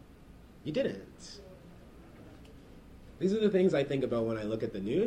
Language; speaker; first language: English; native; English